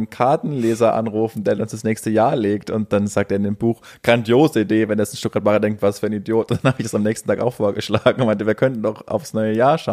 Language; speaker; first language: German; native; German